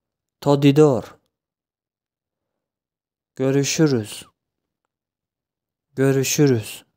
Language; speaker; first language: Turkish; non-native, fluent; Tajik